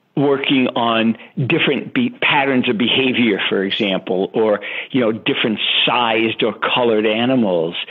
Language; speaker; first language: English; native; English